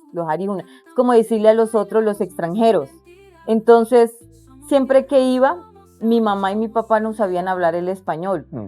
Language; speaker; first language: Spanish; non-native, local second language; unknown